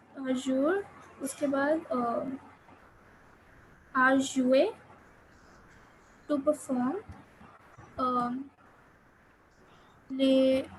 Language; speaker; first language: French; non-native, learner; Hindi